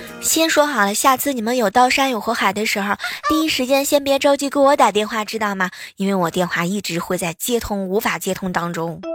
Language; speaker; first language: Chinese; native; Chinese